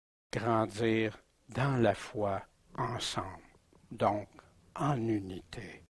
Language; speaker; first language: French; native; French